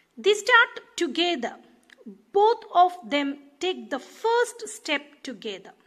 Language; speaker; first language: English; non-native, local second language; Tamil